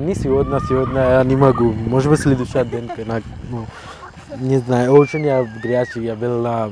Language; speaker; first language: Russian; non-native, learner; Hindi